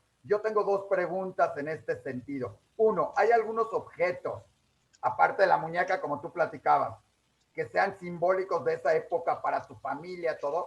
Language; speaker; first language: Spanish; native; Spanish